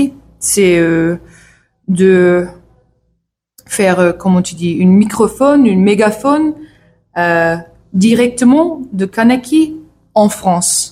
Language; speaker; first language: French; non-native, learner; English